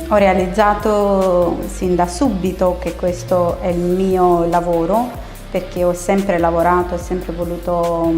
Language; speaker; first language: Italian; non-native, fluent; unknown